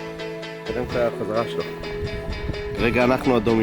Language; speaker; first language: Hebrew; native; Hebrew